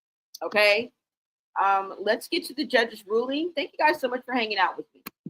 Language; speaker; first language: English; native; English